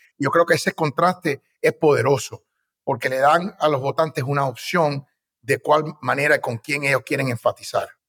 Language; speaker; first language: Spanish; early bilingual, heritage; Spanish